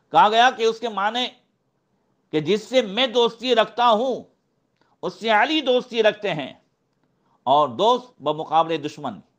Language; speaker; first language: Hindi; native; Hindi